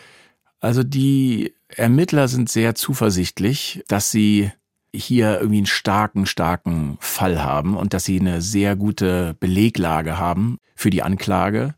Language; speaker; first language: German; native; German